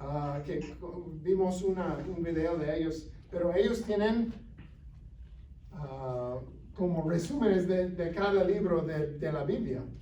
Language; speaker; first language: Spanish; non-native, fluent; English